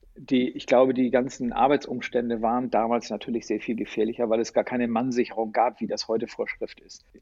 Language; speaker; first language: German; native; German